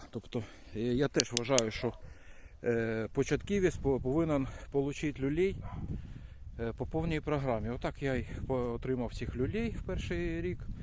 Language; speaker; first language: Ukrainian; non-native, local second language; Russian